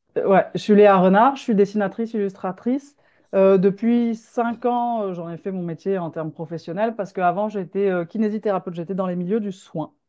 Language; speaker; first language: French; native; French